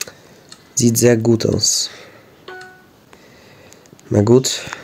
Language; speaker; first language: German; native; German